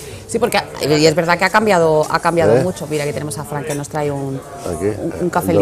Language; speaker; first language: Spanish; native; Spanish